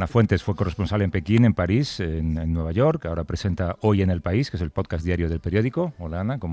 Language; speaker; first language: Spanish; native; Spanish